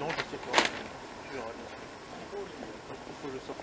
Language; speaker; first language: French; native; French